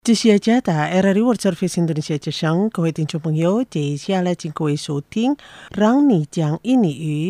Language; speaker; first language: Chinese; non-native, fluent; Indonesian